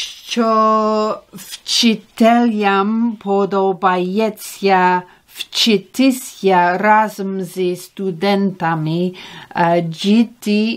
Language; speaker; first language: Ukrainian; non-native, learner; English